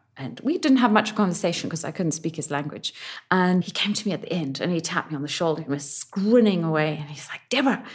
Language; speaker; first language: English; native; English